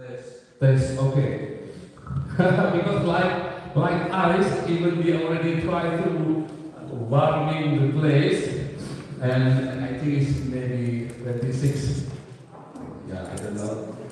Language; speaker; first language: English; non-native, learner; Indonesian